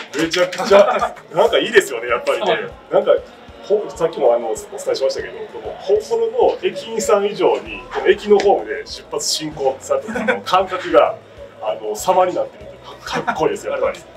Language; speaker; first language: Japanese; native; Japanese